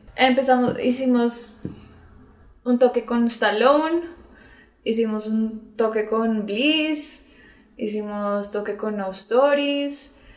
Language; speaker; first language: Spanish; early bilingual, other home language; English